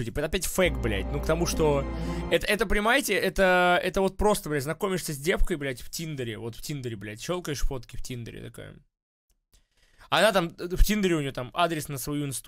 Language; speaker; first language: Russian; native; Russian